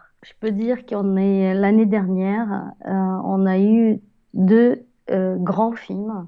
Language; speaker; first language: French; non-native, fluent; Portuguese